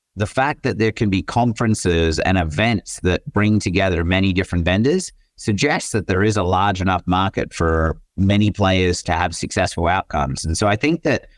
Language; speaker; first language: English; native; English